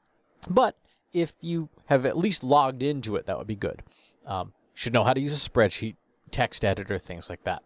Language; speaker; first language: English; native; English